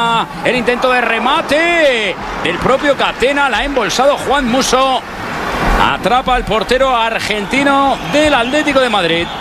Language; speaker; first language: Spanish; native; Spanish